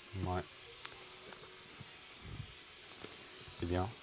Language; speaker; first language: French; native; French